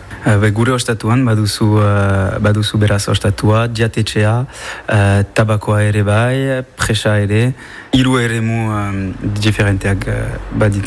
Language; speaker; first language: Basque; non-native, local second language; French